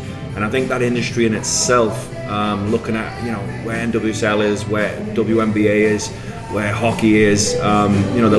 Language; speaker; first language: English; native; English